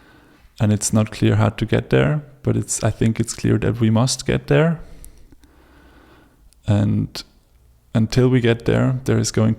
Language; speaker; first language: English; non-native, fluent; German